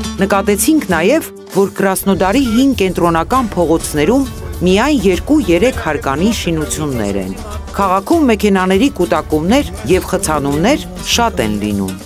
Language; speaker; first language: Armenian; native; Armenian